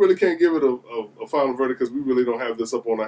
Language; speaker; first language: English; native; English